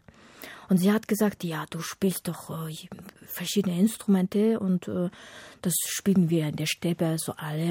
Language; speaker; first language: German; non-native, fluent; Mongolian